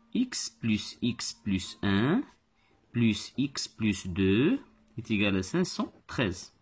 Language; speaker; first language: French; non-native, local second language; Arabic